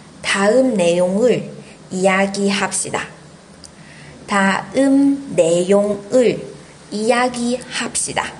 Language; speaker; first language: Korean; non-native, fluent; Chinese